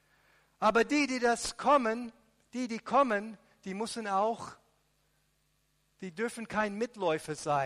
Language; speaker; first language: German; non-native, fluent; Arabic